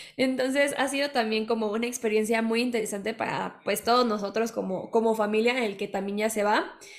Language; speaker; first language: Spanish; native; Spanish